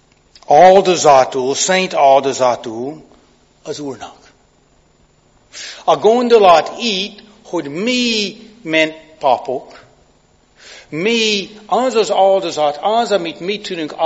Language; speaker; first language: Hungarian; non-native, fluent; English